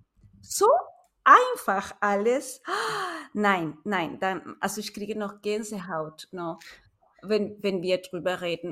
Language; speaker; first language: German; non-native, fluent; Spanish